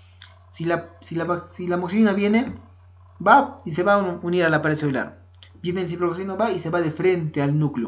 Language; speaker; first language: Spanish; native; Spanish